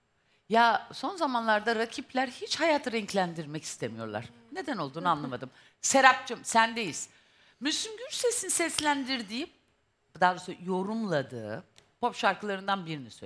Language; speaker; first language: Turkish; native; Turkish